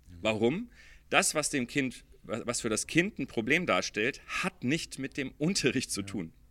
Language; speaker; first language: German; early bilingual, other home language; Arabic